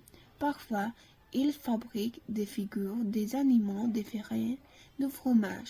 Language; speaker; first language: French; non-native, learner; Slovak